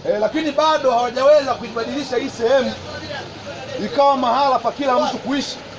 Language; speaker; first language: Swahili; native; Swahili